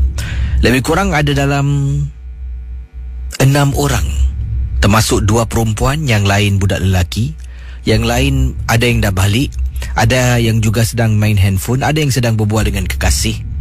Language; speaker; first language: Malay; native; Malay